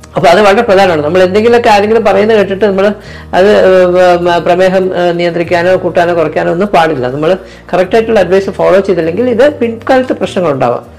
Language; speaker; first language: Malayalam; native; Malayalam